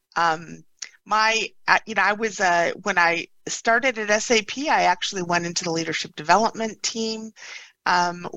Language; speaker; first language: English; native; English